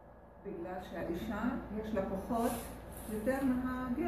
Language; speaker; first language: Hebrew; non-native, local second language; Arabic